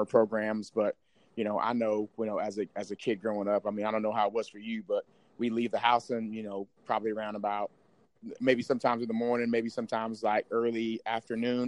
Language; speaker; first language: English; native; English